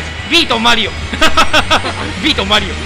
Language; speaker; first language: Japanese; native; Japanese